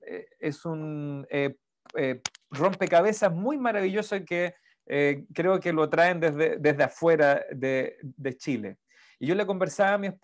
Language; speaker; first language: Spanish; native; Spanish